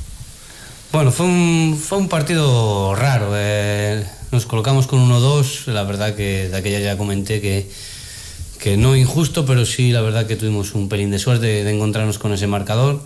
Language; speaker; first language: Spanish; native; Spanish